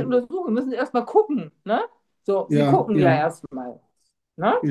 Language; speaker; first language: German; native; German